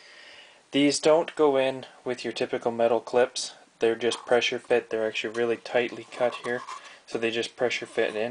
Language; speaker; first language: English; native; English